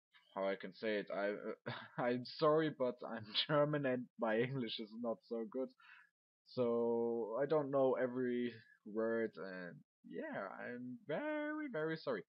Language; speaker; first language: English; non-native, learner; German